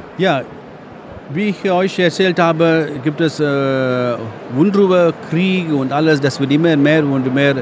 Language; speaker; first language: German; non-native, fluent; Tamil